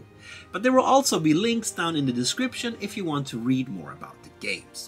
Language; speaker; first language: English; non-native, fluent; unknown